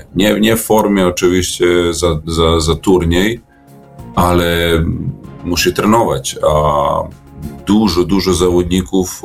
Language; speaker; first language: Polish; non-native, fluent; Serbian